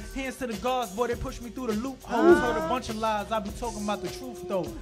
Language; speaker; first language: English; native; English